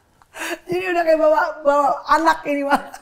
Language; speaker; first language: Indonesian; native; Indonesian